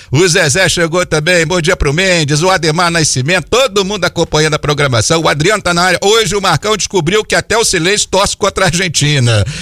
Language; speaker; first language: Portuguese; native; Portuguese